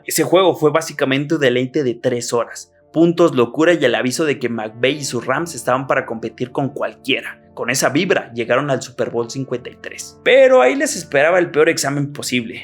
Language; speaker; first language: Spanish; native; Spanish